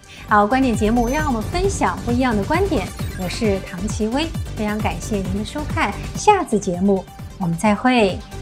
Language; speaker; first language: Chinese; native; Chinese